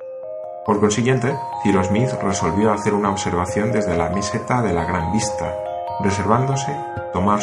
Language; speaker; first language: Spanish; native; Spanish